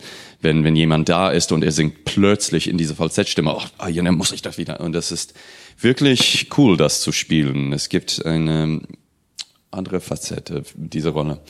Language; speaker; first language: German; non-native, fluent; English